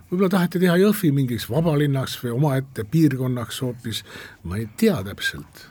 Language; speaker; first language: Estonian; native; Estonian